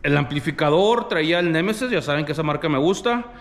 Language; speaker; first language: Spanish; early bilingual, other home language; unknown